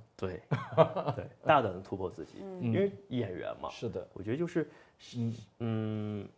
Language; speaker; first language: Chinese; native; Chinese